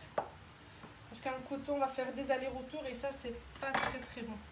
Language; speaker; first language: French; non-native, local second language; Arabic